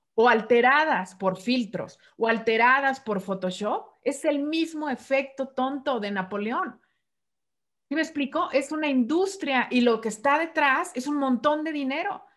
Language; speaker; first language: Spanish; native; Spanish